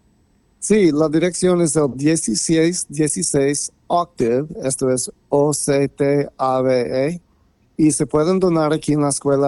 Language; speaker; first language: Spanish; non-native, fluent; English